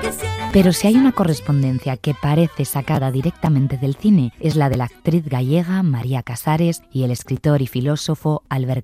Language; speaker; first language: Spanish; native; Spanish